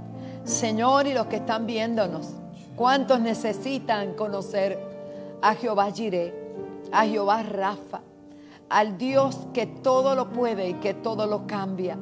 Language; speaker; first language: Spanish; native; Spanish